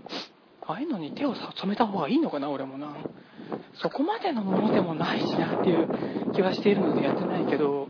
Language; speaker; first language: Japanese; native; Japanese